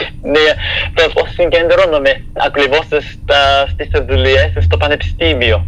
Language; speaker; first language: Greek; non-native, fluent; Japanese